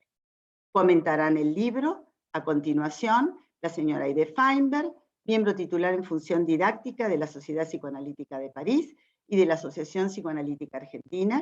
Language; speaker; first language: Spanish; native; Spanish